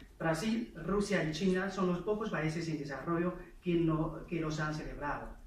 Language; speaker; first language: Spanish; non-native, fluent; Chinese